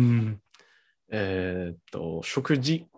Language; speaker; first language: Japanese; non-native, learner; German